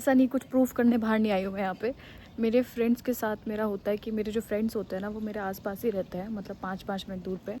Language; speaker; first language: Hindi; native; Hindi